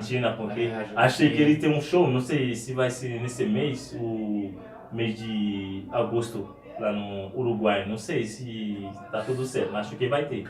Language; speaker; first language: Portuguese; non-native, fluent; Haitian Creole